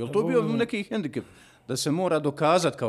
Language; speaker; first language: Serbian; native; Serbian